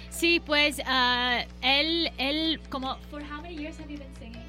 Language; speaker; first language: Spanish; non-native, fluent; Bangla